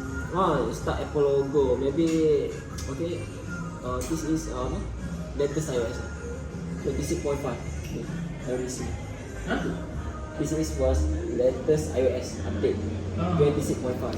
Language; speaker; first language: English; non-native, learner; Malay